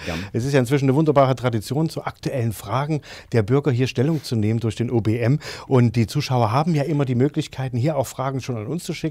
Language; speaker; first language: German; native; German